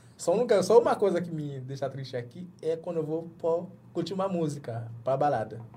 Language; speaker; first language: Portuguese; non-native, fluent; Jamaican Creole English